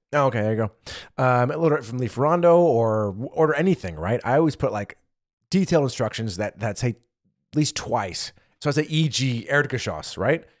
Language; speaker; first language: English; native; English